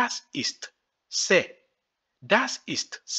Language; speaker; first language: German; non-native, fluent; French